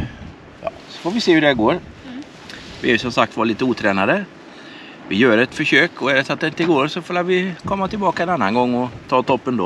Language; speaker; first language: Swedish; native; Swedish